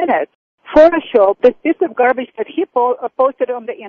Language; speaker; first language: English; non-native, fluent; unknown